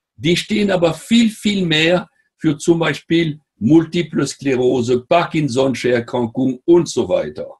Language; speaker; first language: German; non-native, fluent; French